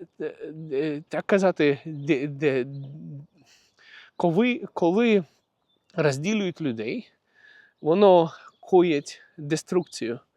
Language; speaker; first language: Ukrainian; non-native, local second language; Russian